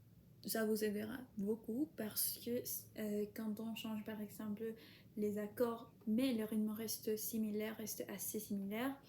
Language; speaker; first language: French; non-native, fluent; Spanish